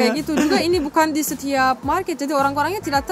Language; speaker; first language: Indonesian; non-native, fluent; Turkish